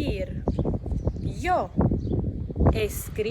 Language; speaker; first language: Spanish; non-native, fluent; Slovak